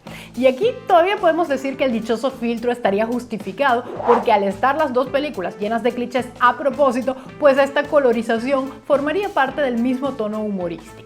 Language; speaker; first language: Spanish; native; Spanish